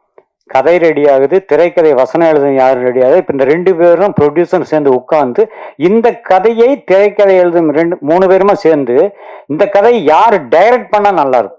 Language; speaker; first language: Tamil; native; Tamil